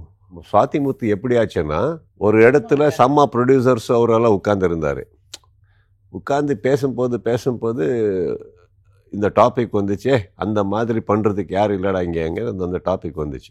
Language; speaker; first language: Tamil; non-native, local second language; Kannada